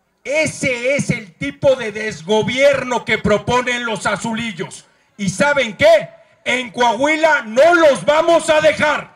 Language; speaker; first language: Spanish; native; Spanish